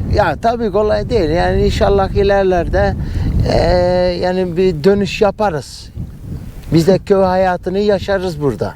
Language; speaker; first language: Turkish; early bilingual, heritage; Turkish